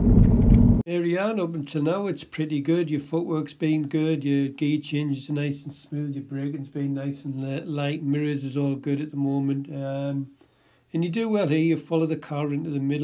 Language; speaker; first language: English; native; English